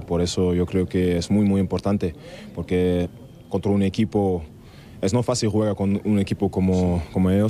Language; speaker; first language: Spanish; non-native, fluent; German